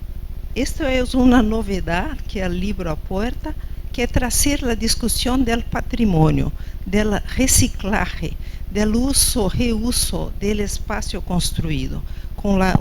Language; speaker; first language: Spanish; non-native, fluent; Portuguese